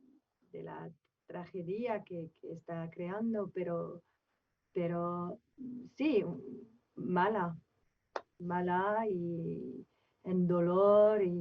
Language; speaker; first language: Spanish; non-native, fluent; French